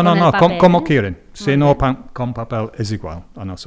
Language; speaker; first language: Spanish; non-native, learner; English